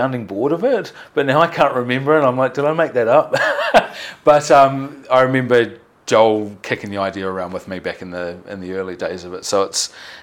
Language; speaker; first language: English; native; English